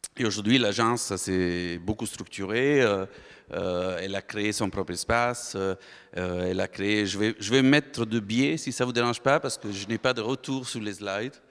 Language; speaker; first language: French; non-native, fluent; Italian